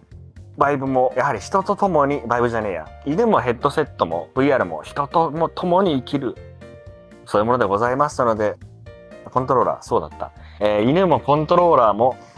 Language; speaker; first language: Japanese; native; Japanese